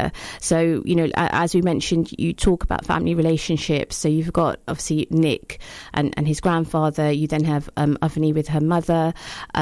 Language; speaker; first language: English; native; English